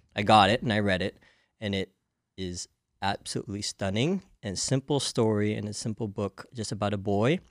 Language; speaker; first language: English; native; English